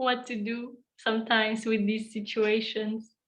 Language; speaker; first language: English; non-native, fluent; French